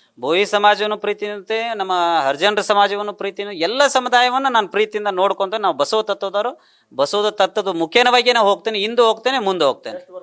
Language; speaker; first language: Kannada; non-native, local second language; Lambadi